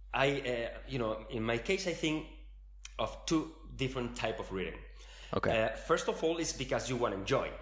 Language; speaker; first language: English; non-native, fluent; Spanish